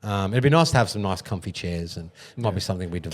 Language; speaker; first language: English; native; English